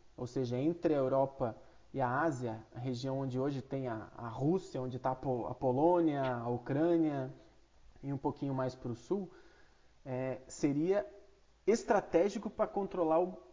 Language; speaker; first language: Portuguese; native; Portuguese